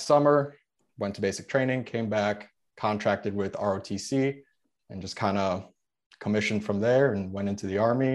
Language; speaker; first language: English; early bilingual, other home language; Polish